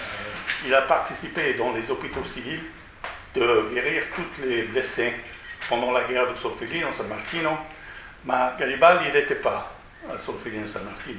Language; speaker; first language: French; non-native, fluent; Italian